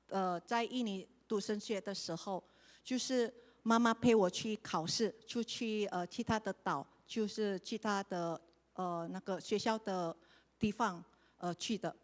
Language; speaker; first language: Chinese; non-native, learner; Indonesian